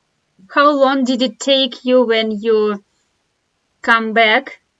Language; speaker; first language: English; non-native, fluent; Russian